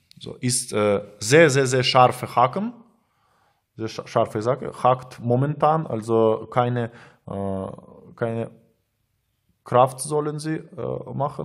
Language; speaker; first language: German; non-native, learner; Russian